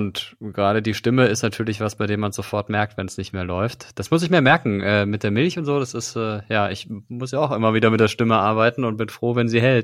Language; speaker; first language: German; native; German